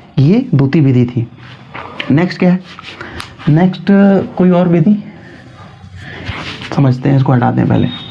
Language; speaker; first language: Hindi; native; Hindi